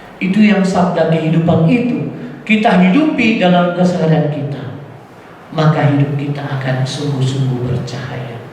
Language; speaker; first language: Indonesian; non-native, local second language; Batak Toba